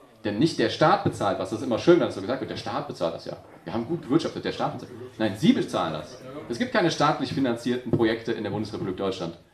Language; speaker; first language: German; native; German